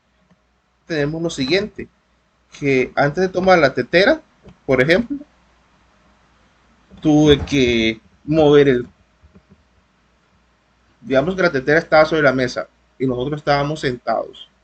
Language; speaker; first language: Spanish; native; Spanish